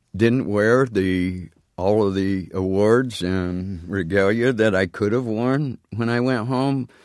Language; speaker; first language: English; native; English